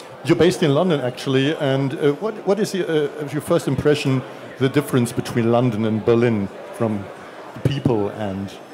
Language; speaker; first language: English; non-native, fluent; German